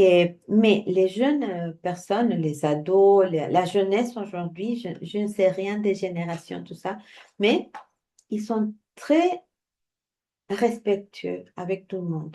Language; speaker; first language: French; non-native, fluent; Spanish